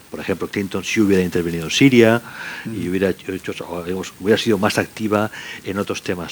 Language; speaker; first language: Spanish; native; Spanish